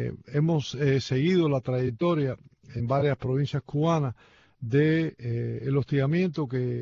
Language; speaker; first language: Spanish; native; Spanish